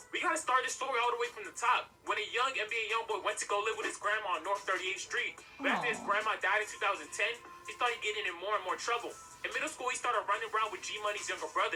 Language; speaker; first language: English; native; English